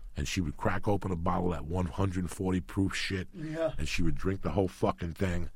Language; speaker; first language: English; early bilingual, other home language; Spanish